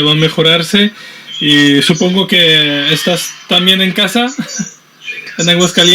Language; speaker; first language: Spanish; non-native, fluent; French